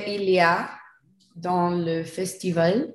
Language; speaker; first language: French; non-native, learner; Spanish